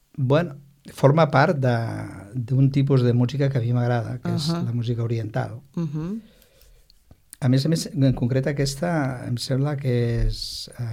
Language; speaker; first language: Catalan; non-native, local second language; Spanish